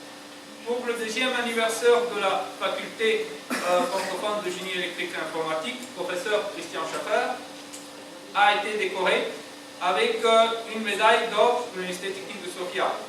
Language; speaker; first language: French; non-native, fluent; Bulgarian